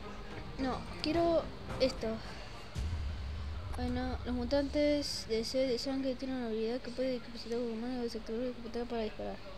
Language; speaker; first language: Spanish; native; Spanish